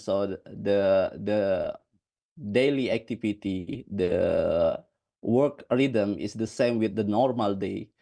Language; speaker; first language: English; non-native, fluent; Indonesian